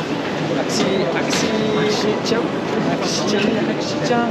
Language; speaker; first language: Japanese; non-native, fluent; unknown